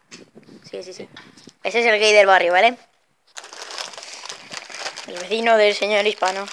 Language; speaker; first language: Spanish; native; Spanish